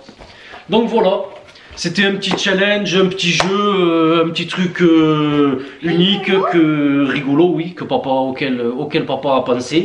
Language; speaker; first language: French; native; French